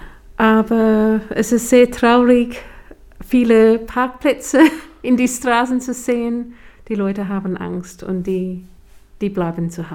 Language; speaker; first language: German; non-native, fluent; English